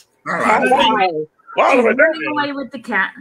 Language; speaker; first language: English; native; English